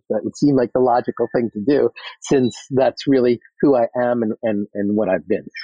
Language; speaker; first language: English; native; English